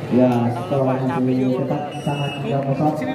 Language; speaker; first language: Malay; native; Malay